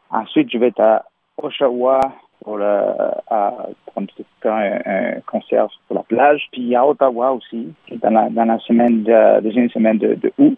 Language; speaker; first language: French; non-native, fluent; Spanish